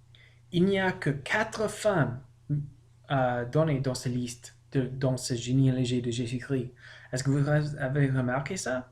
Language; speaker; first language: French; non-native, learner; English